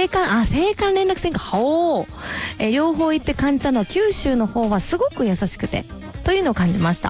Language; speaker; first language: Japanese; native; Japanese